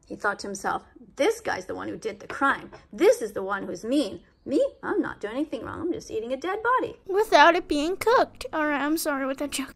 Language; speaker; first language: English; native; English